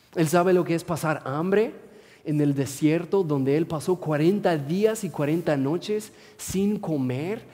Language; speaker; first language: Spanish; non-native, fluent; English